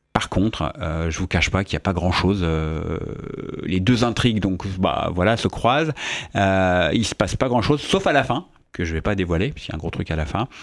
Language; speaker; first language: French; native; French